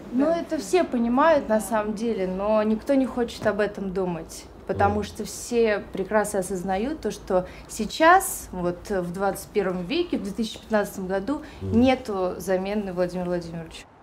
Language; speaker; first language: Russian; native; Russian